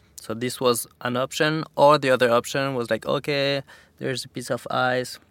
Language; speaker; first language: English; non-native, fluent; French